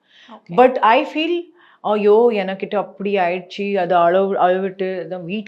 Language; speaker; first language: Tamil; non-native, learner; Marathi